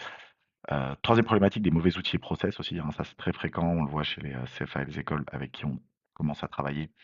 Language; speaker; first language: French; native; French